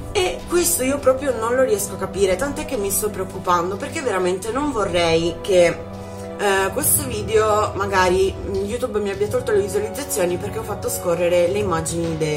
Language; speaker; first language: Italian; native; Italian